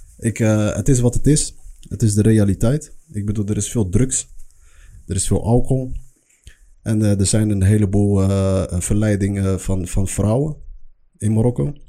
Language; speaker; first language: Dutch; early bilingual, other home language; Arabic